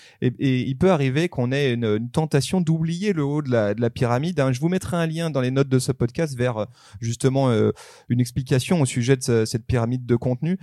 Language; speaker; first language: French; native; French